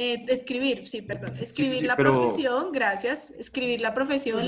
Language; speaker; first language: Spanish; native; Spanish